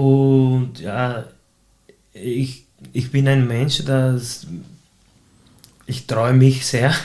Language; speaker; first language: German; non-native, fluent; Spanish